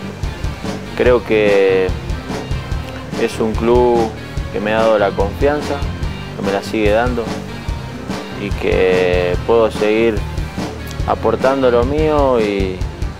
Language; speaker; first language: Spanish; native; Spanish